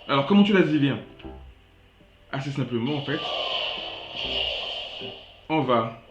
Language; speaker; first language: French; native; French